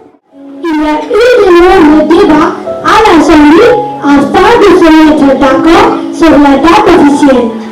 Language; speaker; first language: French; non-native, learner; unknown